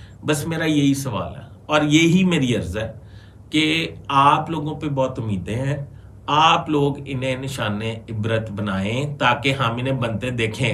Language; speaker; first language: Urdu; native; Urdu